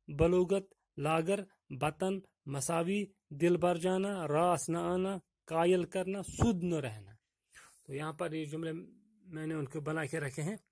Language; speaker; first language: Urdu; non-native, local second language; Kashmiri